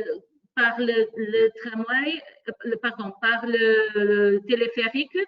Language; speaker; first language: French; non-native, fluent; Portuguese